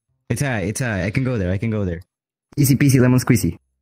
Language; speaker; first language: English; non-native, learner; Spanish